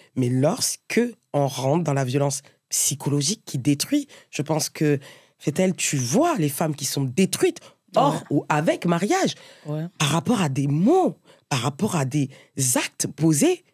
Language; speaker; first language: French; native; French